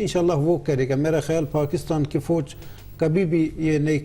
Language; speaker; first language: Hindi; non-native, learner; Turkish